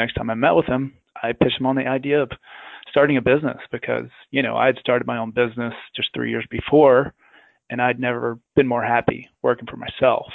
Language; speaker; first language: English; native; English